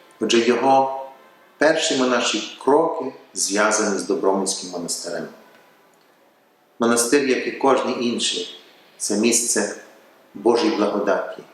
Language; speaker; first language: Ukrainian; early bilingual, heritage; Ukrainian